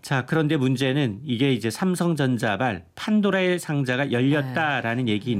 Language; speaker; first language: Korean; native; Korean